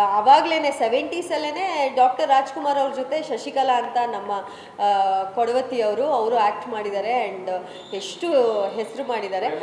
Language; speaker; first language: Kannada; non-native, local second language; Kodava